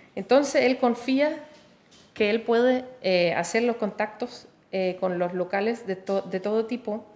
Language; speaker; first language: Spanish; non-native, fluent; Danish